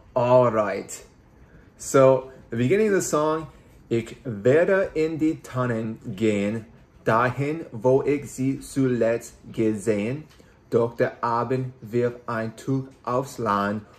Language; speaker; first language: German; non-native, learner; English